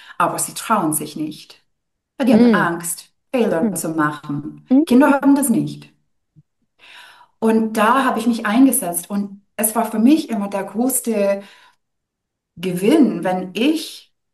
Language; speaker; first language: German; non-native, fluent; English